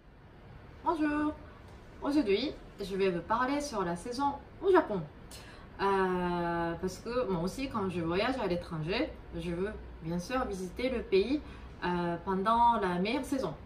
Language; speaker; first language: French; non-native, fluent; Japanese